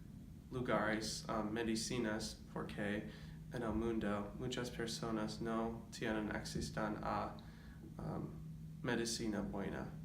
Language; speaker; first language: Spanish; non-native, learner; English